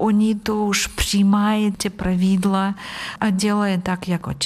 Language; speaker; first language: Czech; non-native, fluent; Ukrainian